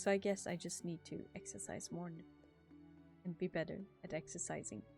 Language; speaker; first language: English; non-native, fluent; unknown